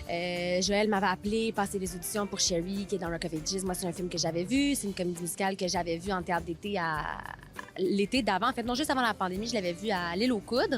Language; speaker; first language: French; native; French